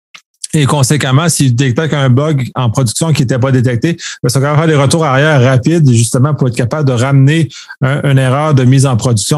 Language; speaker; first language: French; native; French